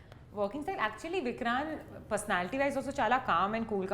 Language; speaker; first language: Telugu; non-native, learner; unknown